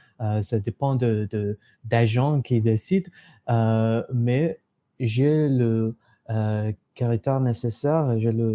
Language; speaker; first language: French; non-native, fluent; English